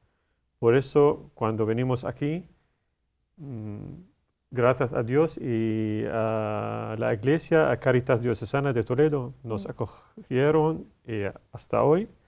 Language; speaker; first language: Spanish; non-native, learner; Arabic